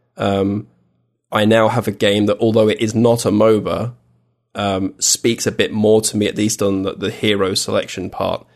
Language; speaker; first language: English; native; English